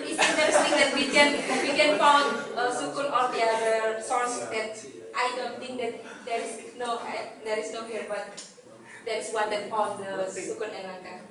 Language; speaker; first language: English; non-native, learner; Indonesian